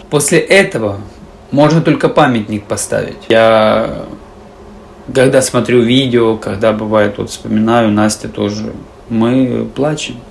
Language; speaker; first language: Russian; native; Russian